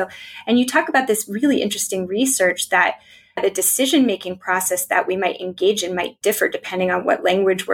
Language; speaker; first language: English; native; English